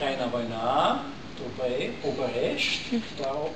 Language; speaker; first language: Bulgarian; non-native, learner; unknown